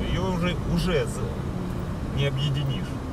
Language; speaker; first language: Russian; native; Russian